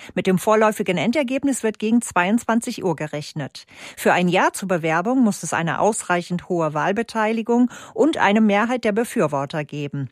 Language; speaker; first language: German; native; German